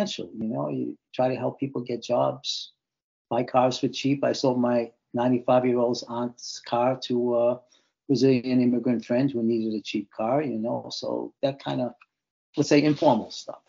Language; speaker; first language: English; native; English